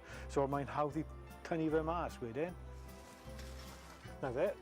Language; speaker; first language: Welsh; non-native, local second language; English